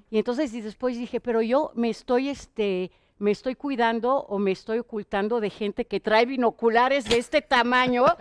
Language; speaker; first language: Spanish; non-native, fluent; Hebrew